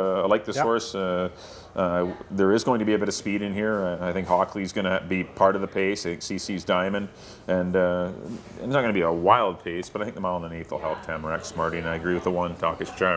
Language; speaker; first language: English; native; English